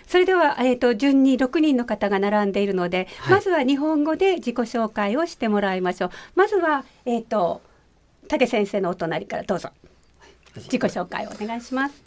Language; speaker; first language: Japanese; native; Japanese